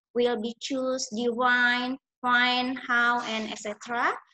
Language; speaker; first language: English; non-native, fluent; Indonesian